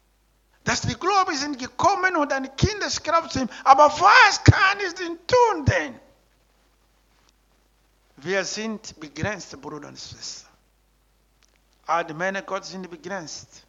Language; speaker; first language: German; non-native, learner; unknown